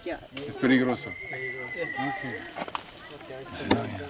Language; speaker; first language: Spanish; non-native, learner; French